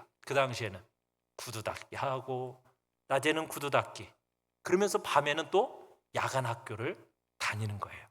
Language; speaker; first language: Korean; native; Korean